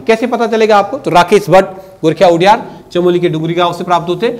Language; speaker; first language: Hindi; native; Hindi